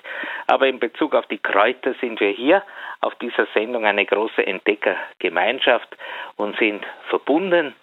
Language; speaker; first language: German; native; German